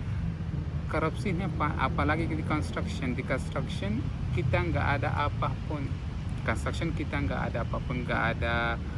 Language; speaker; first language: Indonesian; non-native, fluent; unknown